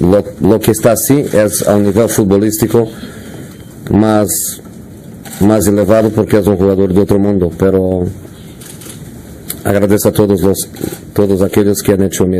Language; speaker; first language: Spanish; non-native, fluent; Portuguese